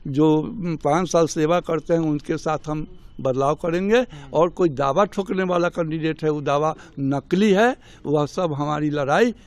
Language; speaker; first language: Hindi; native; Hindi